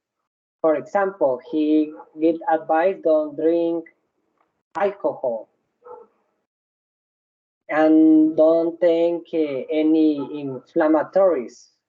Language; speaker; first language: English; non-native, learner; Spanish